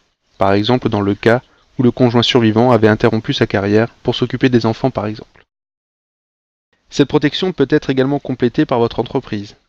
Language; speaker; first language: French; native; French